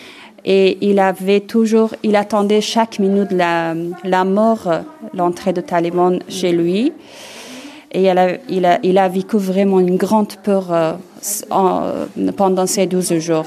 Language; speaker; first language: French; non-native, learner; Persian